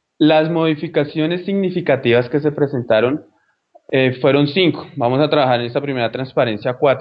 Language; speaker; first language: Spanish; native; Spanish